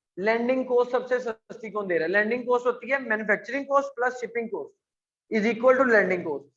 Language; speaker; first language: Urdu; non-native, local second language; Punjabi